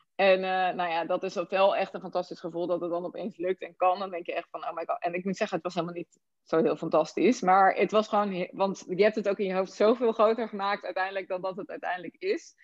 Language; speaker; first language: Dutch; native; Dutch